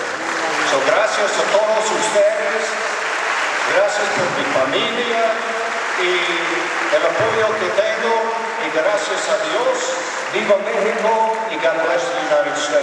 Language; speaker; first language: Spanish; non-native, learner; English